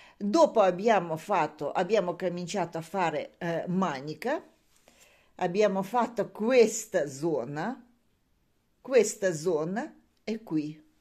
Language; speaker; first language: Italian; non-native, learner; Russian